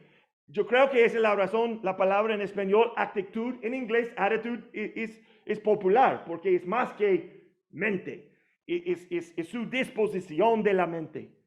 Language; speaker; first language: Spanish; non-native, fluent; English